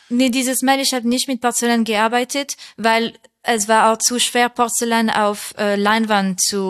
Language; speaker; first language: German; non-native, fluent; French